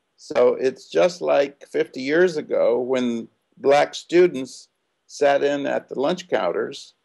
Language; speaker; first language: English; native; English